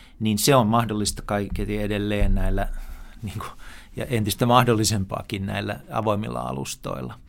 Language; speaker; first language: Finnish; native; Finnish